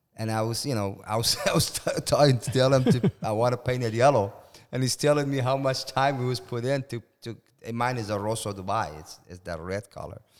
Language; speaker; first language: English; non-native, fluent; Persian